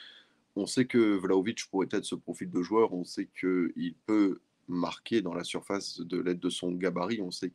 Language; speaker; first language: French; native; French